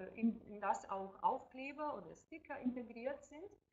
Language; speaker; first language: German; non-native, fluent; Ukrainian